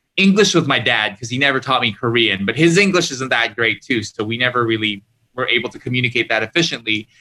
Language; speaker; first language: English; native; English